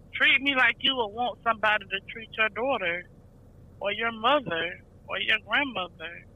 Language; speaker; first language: English; native; English